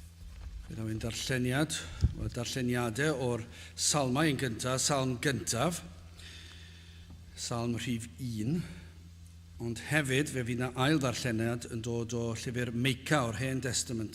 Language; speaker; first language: Welsh; native; Welsh